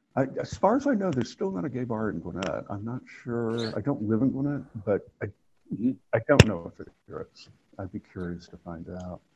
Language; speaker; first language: English; native; English